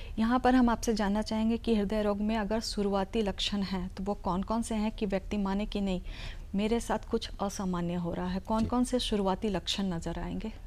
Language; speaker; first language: Hindi; native; Hindi